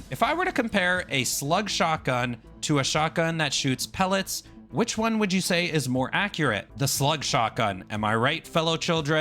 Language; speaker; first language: English; native; English